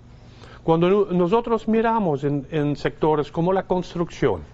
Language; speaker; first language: Spanish; non-native, fluent; Dutch